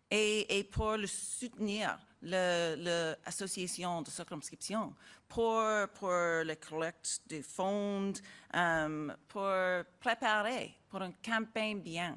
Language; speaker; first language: French; non-native, learner; English